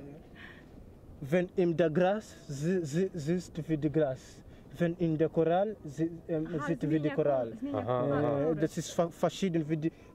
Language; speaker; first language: German; non-native, learner; Swahili